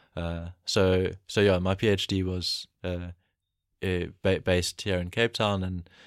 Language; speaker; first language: English; native; English